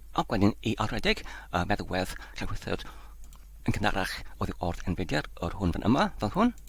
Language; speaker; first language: Welsh; non-native, local second language; English